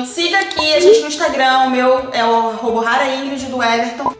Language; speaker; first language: Portuguese; native; Portuguese